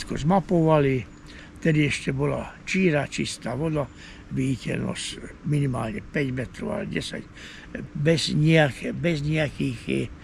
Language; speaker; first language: Slovak; non-native, local second language; Hungarian